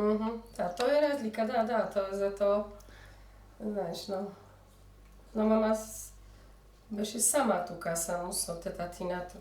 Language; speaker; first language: Macedonian; early bilingual, heritage; Polish